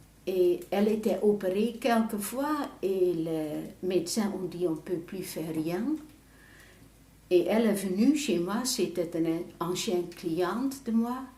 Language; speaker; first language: French; non-native, fluent; Dutch